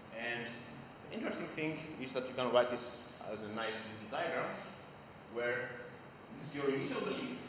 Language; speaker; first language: English; non-native, fluent; Greek